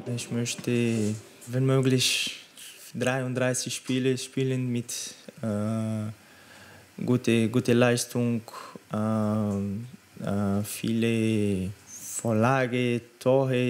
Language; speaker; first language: German; non-native, learner; Portuguese